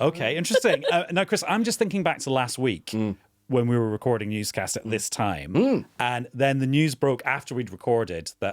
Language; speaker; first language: English; native; English